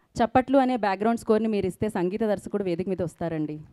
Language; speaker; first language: Telugu; native; Telugu